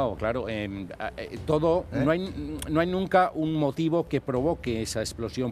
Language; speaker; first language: Spanish; native; Spanish